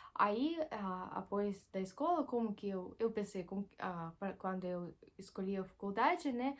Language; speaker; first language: Portuguese; non-native, fluent; Russian